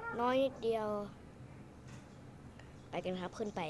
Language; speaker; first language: Thai; native; Thai